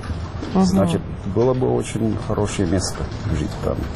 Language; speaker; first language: Russian; non-native, fluent; Estonian